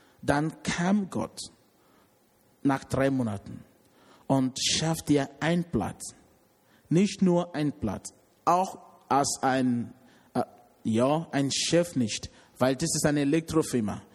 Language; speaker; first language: German; non-native, learner; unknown